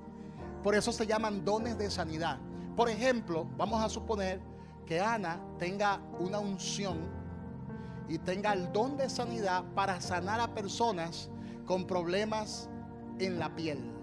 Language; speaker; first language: Spanish; native; Spanish